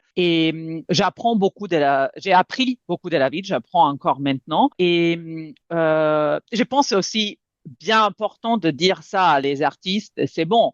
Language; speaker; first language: French; non-native, fluent; Serbian